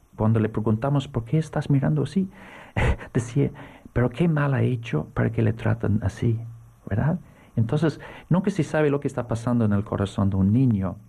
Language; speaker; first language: Spanish; non-native, fluent; English